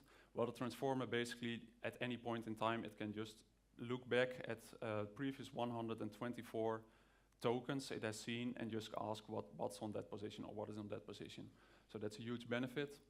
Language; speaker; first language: English; non-native, fluent; Dutch